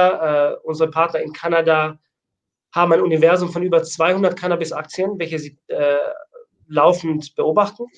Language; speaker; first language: German; native; German